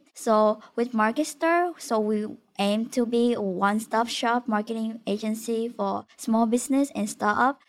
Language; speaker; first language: English; non-native, fluent; Vietnamese